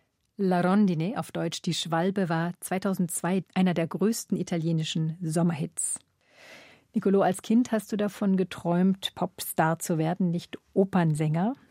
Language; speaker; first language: German; native; German